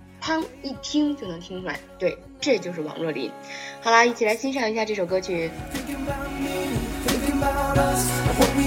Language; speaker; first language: Chinese; native; Chinese